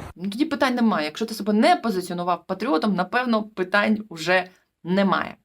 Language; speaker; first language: Ukrainian; native; Ukrainian